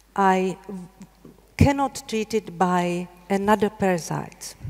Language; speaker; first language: English; non-native, learner; Czech